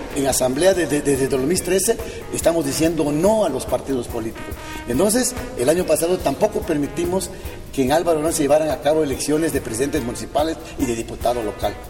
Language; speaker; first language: Spanish; non-native, local second language; Zapotec